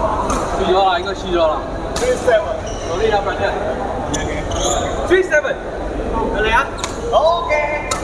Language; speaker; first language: Chinese; early bilingual, heritage; Chinese